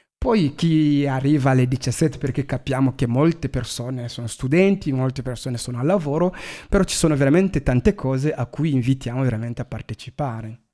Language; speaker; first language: Italian; non-native, fluent; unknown